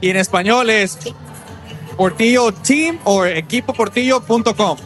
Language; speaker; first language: Spanish; early bilingual, heritage; English